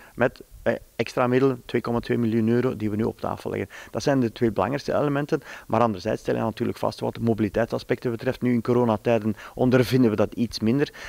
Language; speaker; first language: Dutch; native; Dutch